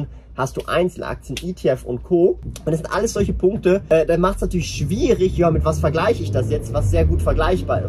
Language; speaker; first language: German; native; German